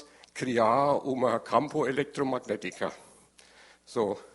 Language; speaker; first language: Portuguese; non-native, learner; German